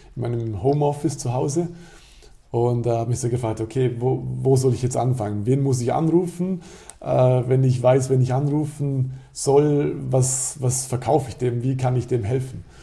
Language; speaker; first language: German; native; German